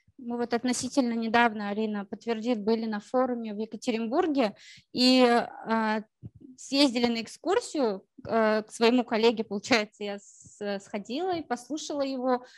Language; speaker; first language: Russian; native; Russian